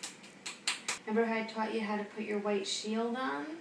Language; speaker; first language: English; native; English